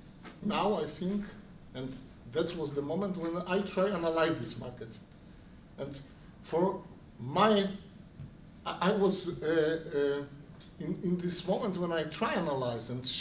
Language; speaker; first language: English; non-native, learner; Polish